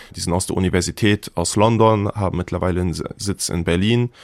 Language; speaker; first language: German; native; German